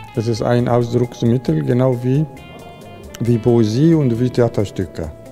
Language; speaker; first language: German; non-native, fluent; Arabic